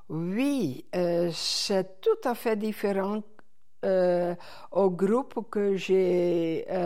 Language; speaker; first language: French; non-native, fluent; Dutch